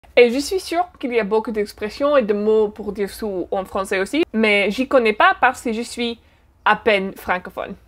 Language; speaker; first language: French; non-native, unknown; English